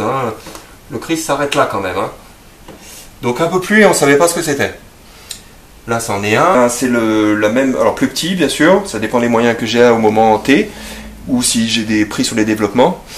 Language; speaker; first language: French; native; French